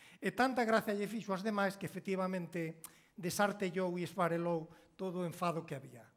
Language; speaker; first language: Galician; native; Galician